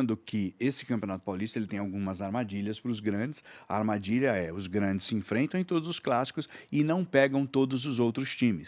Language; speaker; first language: Portuguese; native; Portuguese